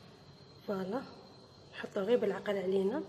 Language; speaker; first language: Arabic; native; Arabic